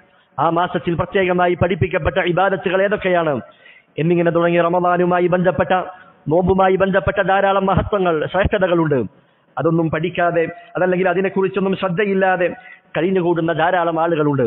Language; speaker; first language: Malayalam; native; Malayalam